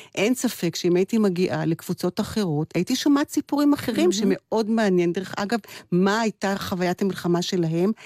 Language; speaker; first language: Hebrew; native; Hebrew